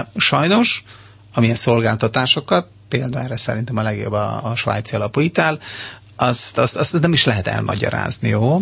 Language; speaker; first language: Hungarian; non-native, fluent; Serbian